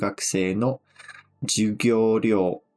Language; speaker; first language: Japanese; non-native, fluent; English